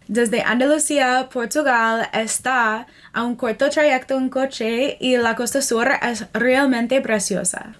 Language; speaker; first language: Spanish; non-native, fluent; English